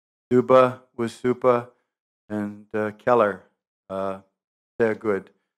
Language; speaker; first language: English; native; English